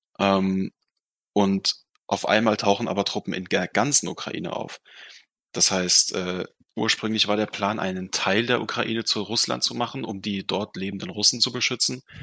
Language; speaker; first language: German; non-native, fluent; Russian